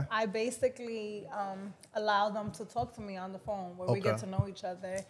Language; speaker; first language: English; non-native, fluent; Spanish